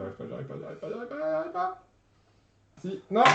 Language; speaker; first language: French; native; French